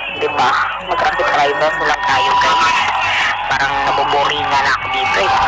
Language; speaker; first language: Filipino; non-native, local second language; Cebuano